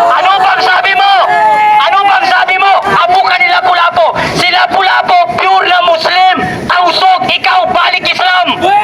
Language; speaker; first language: Filipino; non-native, local second language; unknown